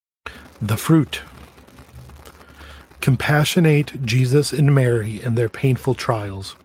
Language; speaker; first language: English; native; English